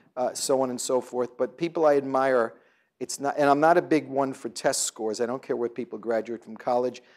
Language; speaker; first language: English; native; English